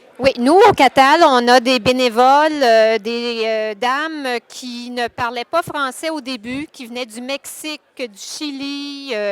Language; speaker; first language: French; native; French